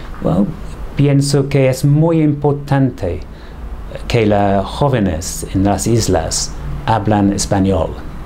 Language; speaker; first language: Spanish; non-native, learner; English